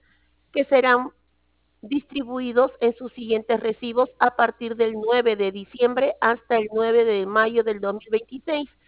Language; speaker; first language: Spanish; native; Spanish